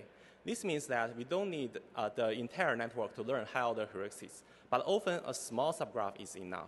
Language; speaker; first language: English; non-native, fluent; Chinese